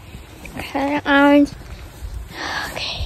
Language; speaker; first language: German; early bilingual, other home language; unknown